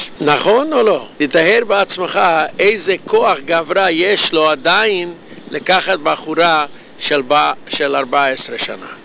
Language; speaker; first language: Hebrew; non-native, fluent; Yiddish